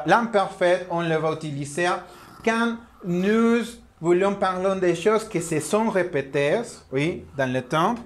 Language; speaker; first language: French; non-native, learner; Spanish